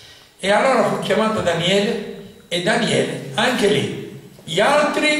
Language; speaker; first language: Italian; native; Italian